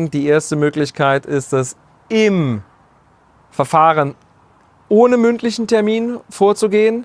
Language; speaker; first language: German; native; German